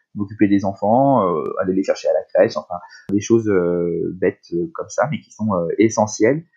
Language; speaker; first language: French; native; French